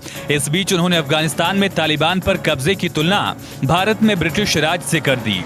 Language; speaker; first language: Hindi; native; Hindi